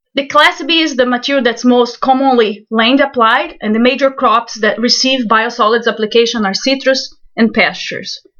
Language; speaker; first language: English; non-native, fluent; Portuguese